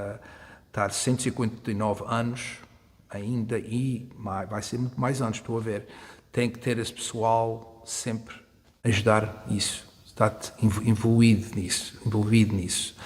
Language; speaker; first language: Portuguese; early bilingual, heritage; Portuguese